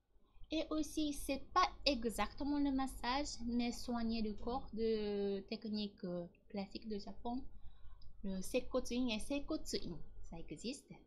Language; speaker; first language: French; non-native, learner; Japanese